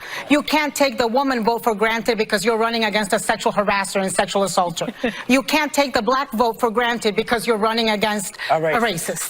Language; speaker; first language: English; native; English